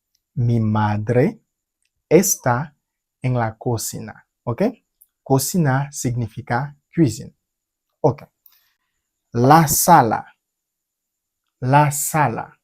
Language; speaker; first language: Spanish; non-native, fluent; French